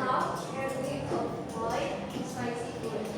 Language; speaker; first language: English; non-native, learner; Indonesian